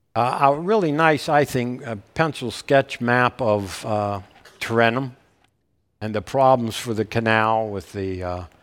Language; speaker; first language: English; native; English